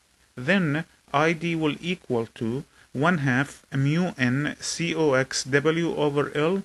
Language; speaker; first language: English; non-native, fluent; Arabic